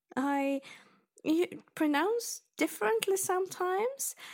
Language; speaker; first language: English; non-native, fluent; Bulgarian